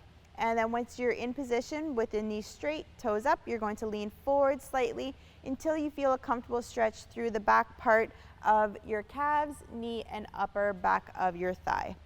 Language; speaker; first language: English; native; English